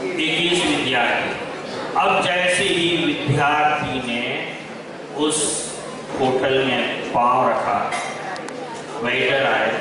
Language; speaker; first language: Hindi; non-native, local second language; Kannada